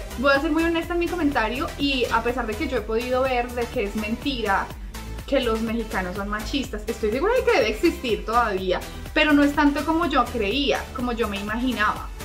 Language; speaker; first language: Spanish; native; Spanish